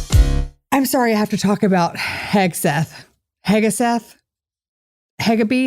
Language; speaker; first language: English; native; English